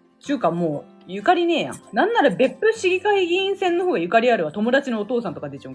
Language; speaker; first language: Japanese; native; Japanese